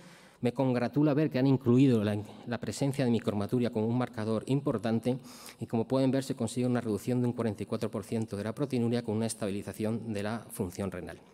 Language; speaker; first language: Spanish; native; Spanish